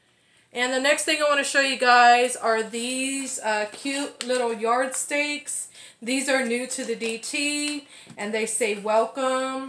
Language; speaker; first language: English; native; English